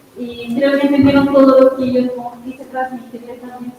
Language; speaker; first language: Spanish; native; Spanish